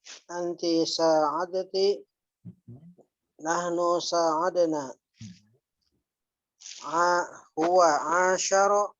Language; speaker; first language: Arabic; non-native, learner; Indonesian